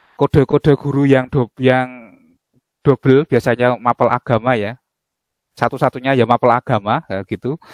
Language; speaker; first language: Indonesian; native; Indonesian